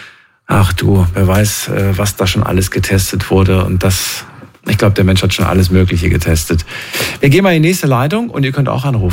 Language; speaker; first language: German; native; German